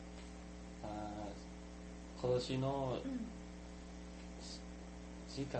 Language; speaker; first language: Japanese; non-native, learner; Thai